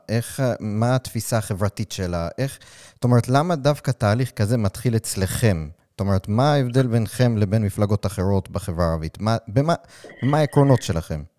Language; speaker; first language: Hebrew; native; Hebrew